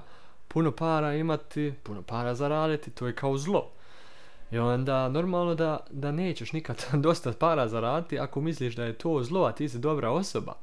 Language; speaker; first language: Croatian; early bilingual, heritage; Croatian